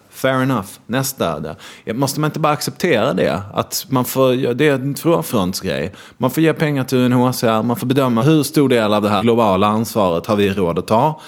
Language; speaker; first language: Swedish; native; Swedish